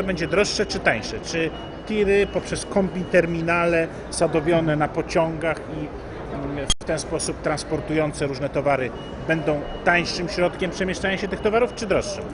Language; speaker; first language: Polish; native; Polish